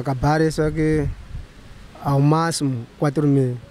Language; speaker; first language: Portuguese; non-native, local second language; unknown